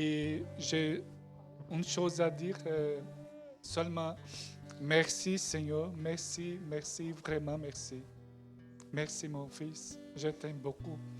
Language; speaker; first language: French; non-native, learner; Portuguese